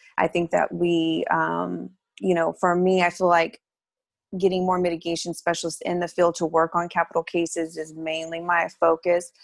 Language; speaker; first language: English; native; English